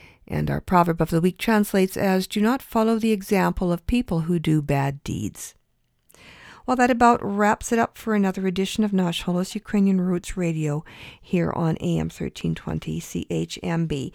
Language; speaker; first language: English; early bilingual, other home language; Ukrainian